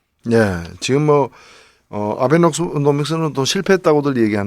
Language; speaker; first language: Korean; native; Korean